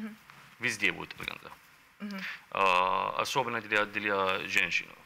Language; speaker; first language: Russian; non-native, learner; Arabic